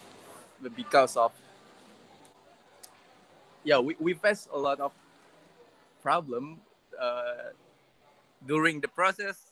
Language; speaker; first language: English; non-native, learner; Indonesian